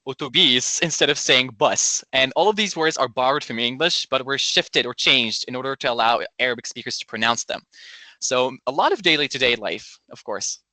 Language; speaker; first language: English; non-native, local second language; Arabic